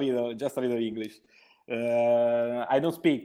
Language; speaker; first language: English; non-native, learner; Italian